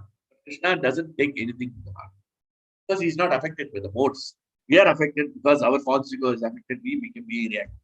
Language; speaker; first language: English; non-native, local second language; Hindi